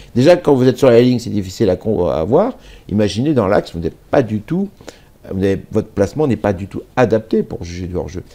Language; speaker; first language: French; native; French